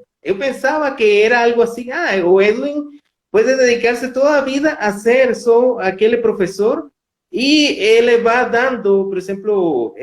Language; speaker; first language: Portuguese; non-native, fluent; Spanish